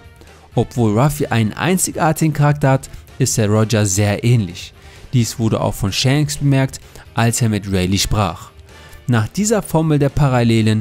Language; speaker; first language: German; native; German